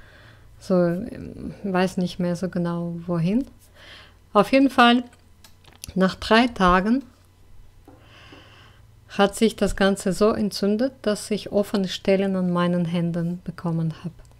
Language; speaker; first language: German; non-native, fluent; Russian